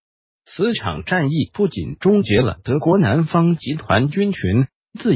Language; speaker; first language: Chinese; native; Chinese